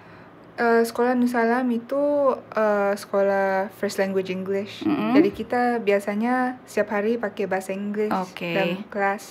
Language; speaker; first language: Indonesian; non-native, local second language; Korean